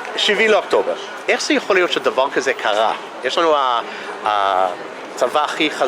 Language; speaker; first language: Hebrew; non-native, fluent; English